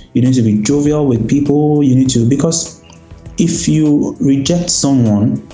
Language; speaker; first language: English; non-native, local second language; Yoruba